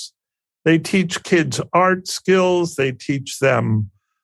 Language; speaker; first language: English; native; English